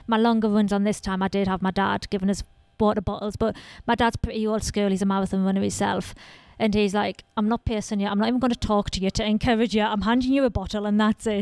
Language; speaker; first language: English; native; English